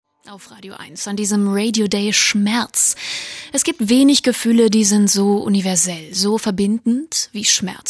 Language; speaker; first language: German; native; German